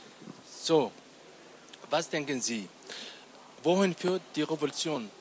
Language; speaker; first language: German; non-native, learner; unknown